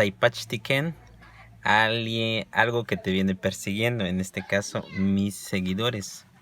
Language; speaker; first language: Spanish; non-native, local second language; Yucateco